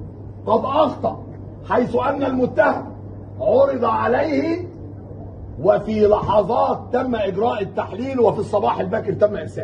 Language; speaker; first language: Arabic; native; Arabic